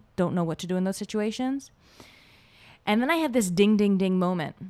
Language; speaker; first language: English; non-native, fluent; Hebrew